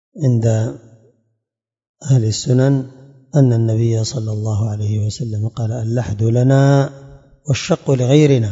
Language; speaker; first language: Arabic; native; Arabic